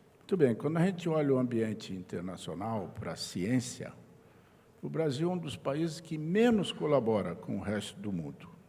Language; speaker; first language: Portuguese; native; Portuguese